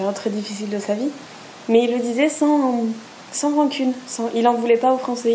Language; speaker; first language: French; native; French